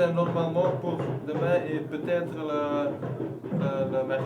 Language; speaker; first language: French; non-native, local second language; Dutch